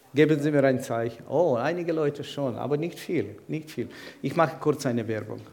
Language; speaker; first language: German; non-native, fluent; Ukrainian